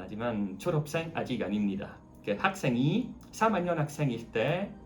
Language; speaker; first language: Korean; non-native, fluent; Italian